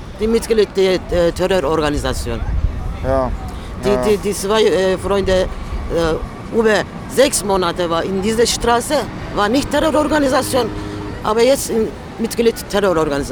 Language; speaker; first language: German; non-native, learner; Turkish